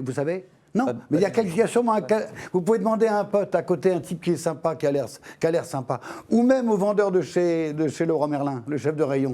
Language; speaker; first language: French; native; French